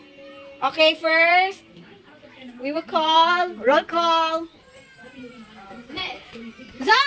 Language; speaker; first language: English; non-native, local second language; Cebuano